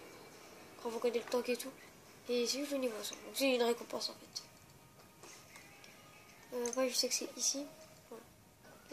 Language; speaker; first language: French; native; French